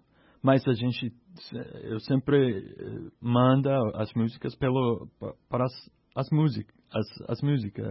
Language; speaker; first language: Portuguese; non-native, learner; English